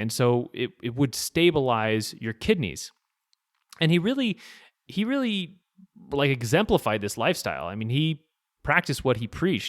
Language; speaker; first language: English; native; English